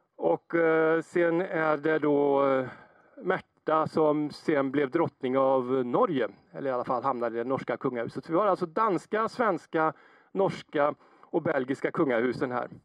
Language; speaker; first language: Swedish; native; Swedish